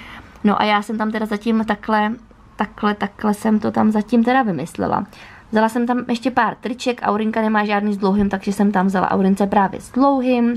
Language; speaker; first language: Czech; native; Czech